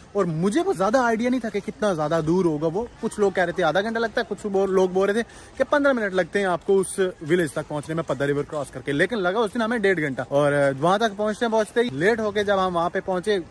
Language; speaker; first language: Hindi; native; Hindi